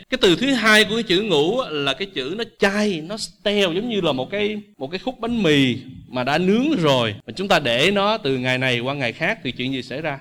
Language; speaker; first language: Vietnamese; native; Vietnamese